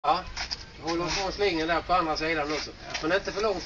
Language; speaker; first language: Swedish; native; Swedish